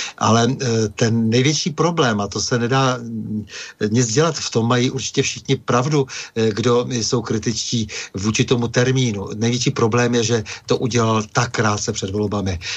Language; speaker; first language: Czech; native; Czech